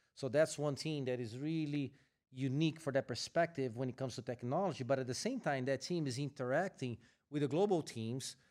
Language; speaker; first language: English; non-native, fluent; Portuguese